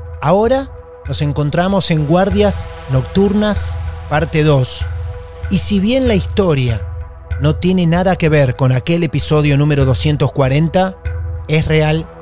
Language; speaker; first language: Spanish; native; Spanish